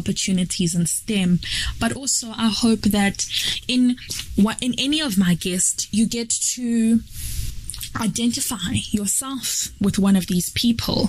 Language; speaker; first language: English; non-native, local second language; Nyanja